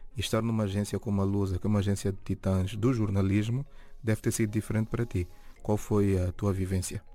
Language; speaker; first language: Portuguese; native; Portuguese